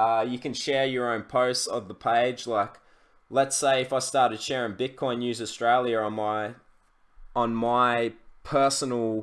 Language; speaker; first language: English; native; English